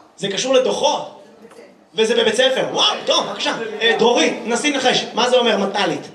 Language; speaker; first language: Hebrew; native; Hebrew